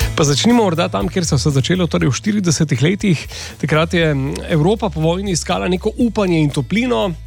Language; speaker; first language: Slovenian; native; Slovenian